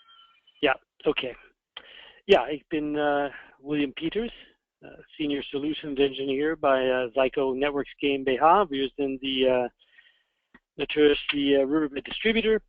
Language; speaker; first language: German; non-native, fluent; English